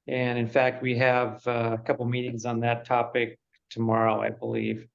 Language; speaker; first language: English; native; English